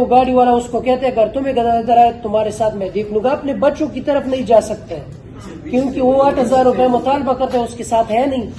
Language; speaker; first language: Urdu; early bilingual, other home language; Pashto